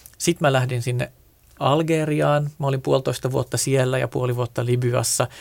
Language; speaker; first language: Finnish; native; Finnish